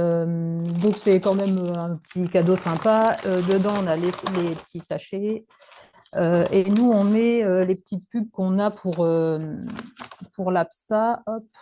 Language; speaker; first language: French; native; French